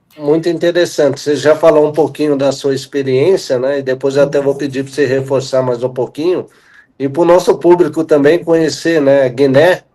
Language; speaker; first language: Portuguese; native; Portuguese